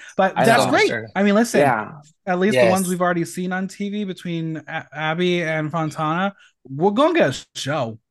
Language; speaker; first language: English; native; English